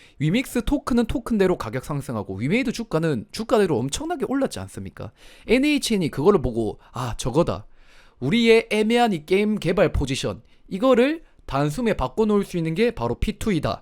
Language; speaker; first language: Korean; native; Korean